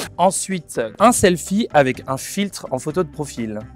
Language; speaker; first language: French; native; French